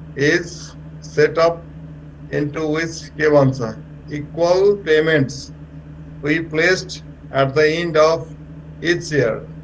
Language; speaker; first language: English; non-native, local second language; Nepali